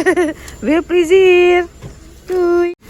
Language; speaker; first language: Dutch; non-native, fluent; Cebuano